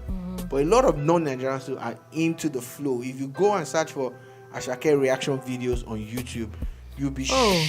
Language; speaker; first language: English; non-native, local second language; Yoruba